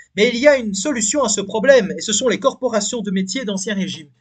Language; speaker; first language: French; native; French